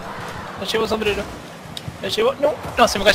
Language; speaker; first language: Spanish; native; Spanish